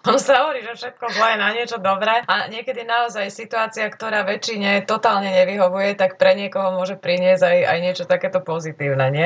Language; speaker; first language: Slovak; native; Slovak